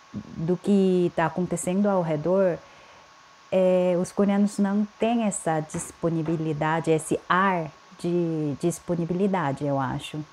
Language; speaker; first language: Portuguese; non-native, fluent; Korean